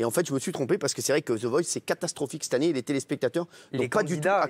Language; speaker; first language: French; native; French